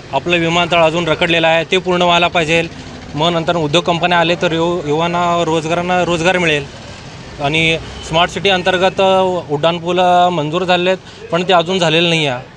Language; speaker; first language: Marathi; native; Marathi